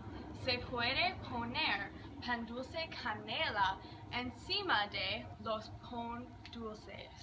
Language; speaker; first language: Spanish; non-native, learner; English